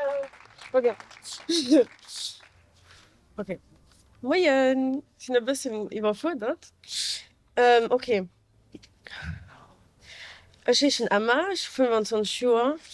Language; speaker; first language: German; non-native, local second language; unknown